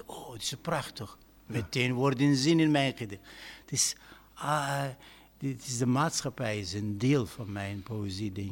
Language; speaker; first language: Dutch; non-native, fluent; Arabic